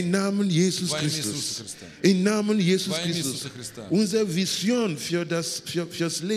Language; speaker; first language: German; non-native, learner; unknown